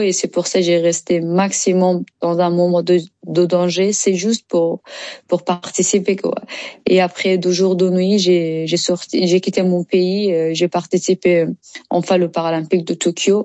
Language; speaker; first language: French; non-native, learner; Persian